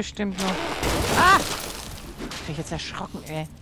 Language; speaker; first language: German; native; German